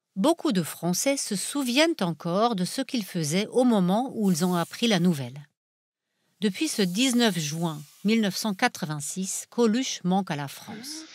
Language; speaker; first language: French; non-native, fluent; German